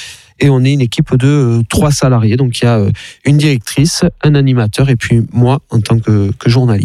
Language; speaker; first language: French; native; French